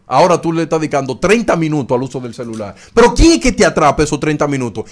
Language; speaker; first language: Spanish; native; Spanish